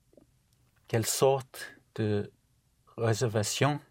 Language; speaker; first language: French; non-native, learner; English